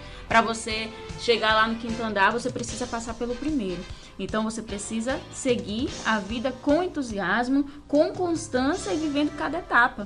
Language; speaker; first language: Portuguese; native; Portuguese